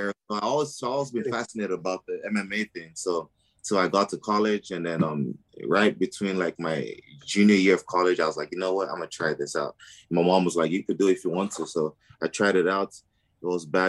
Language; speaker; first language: English; non-native, local second language; Igbo